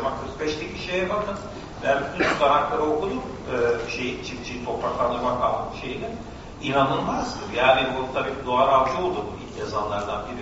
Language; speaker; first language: Turkish; native; Turkish